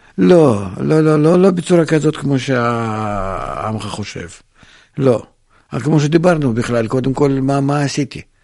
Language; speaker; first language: Hebrew; non-native, fluent; Russian